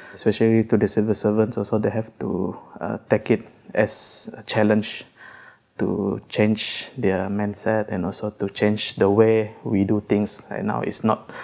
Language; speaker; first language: English; non-native, local second language; Malay